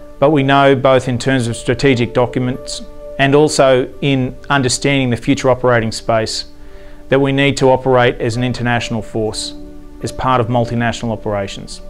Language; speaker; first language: English; native; English